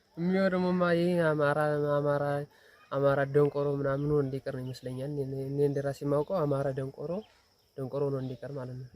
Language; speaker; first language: Amharic; non-native, local second language; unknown